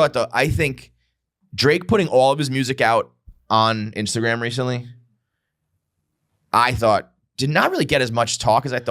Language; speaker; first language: English; native; English